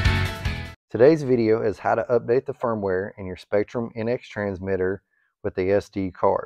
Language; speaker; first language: English; native; English